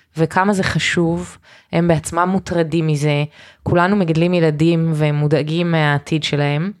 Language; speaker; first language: Hebrew; early bilingual, heritage; Hebrew